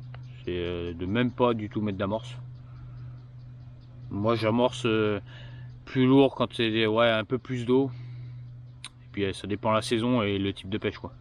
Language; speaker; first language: French; native; French